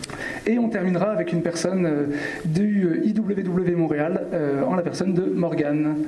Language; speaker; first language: French; native; French